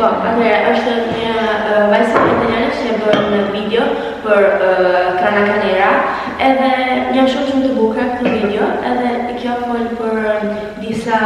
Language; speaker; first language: Albanian; early bilingual, heritage; Albanian